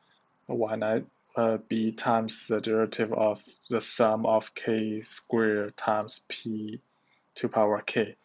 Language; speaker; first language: English; non-native, learner; Chinese